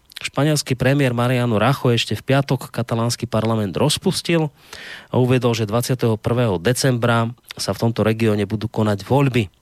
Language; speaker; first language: Slovak; native; Slovak